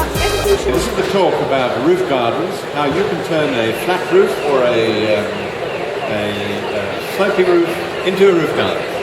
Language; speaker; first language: English; native; English